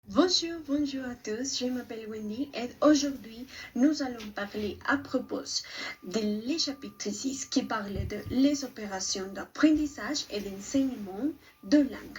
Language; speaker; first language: French; non-native, learner; Spanish